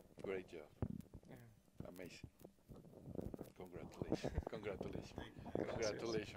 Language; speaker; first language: English; non-native, learner; Spanish